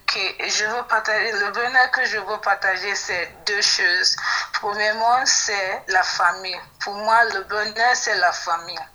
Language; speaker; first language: French; non-native, learner; Yoruba